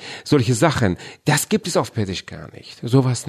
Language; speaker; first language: German; non-native, fluent; Persian